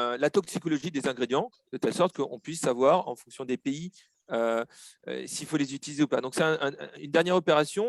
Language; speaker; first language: French; native; French